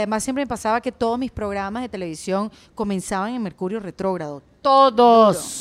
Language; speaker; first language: Spanish; native; Spanish